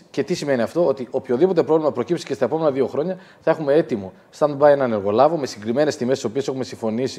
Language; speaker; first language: Greek; native; Greek